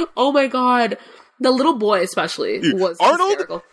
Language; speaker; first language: English; non-native, fluent; Spanish